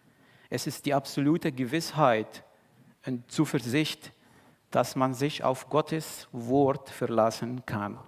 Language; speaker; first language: German; non-native, fluent; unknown